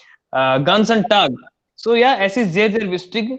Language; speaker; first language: German; non-native, learner; Hindi